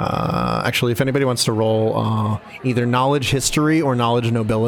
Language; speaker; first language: English; native; English